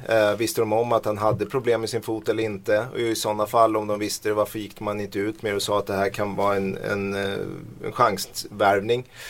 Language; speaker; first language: Swedish; native; Swedish